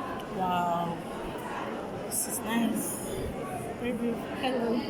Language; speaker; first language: English; non-native, learner; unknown